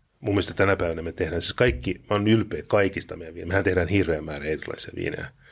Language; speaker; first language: Finnish; early bilingual, heritage; Finnish